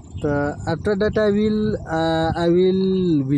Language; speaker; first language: English; non-native, learner; Hindi